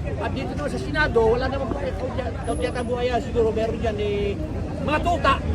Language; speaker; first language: Filipino; native; Filipino